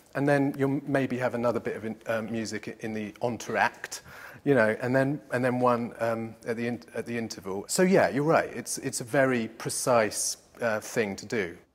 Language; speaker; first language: English; native; English